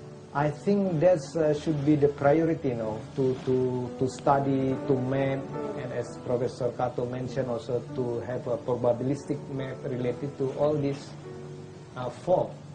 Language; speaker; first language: English; non-native, fluent; Indonesian